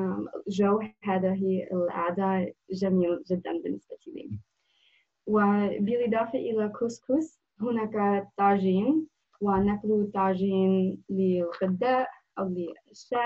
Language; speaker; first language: Arabic; non-native, learner; English